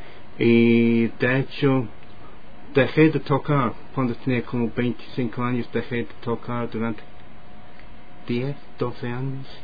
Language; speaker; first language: Spanish; non-native, fluent; English